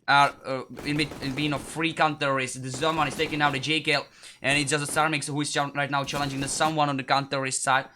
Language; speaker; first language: English; non-native, fluent; Czech